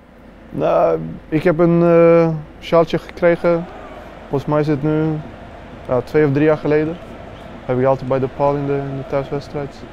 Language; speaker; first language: Dutch; non-native, fluent; Swedish